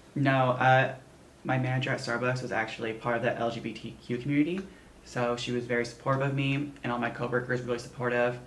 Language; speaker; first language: English; native; English